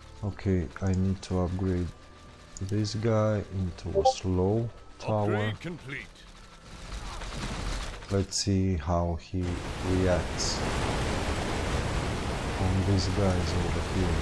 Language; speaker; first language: English; non-native, fluent; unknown